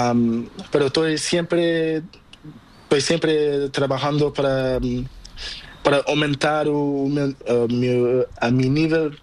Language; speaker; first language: Spanish; non-native, learner; Portuguese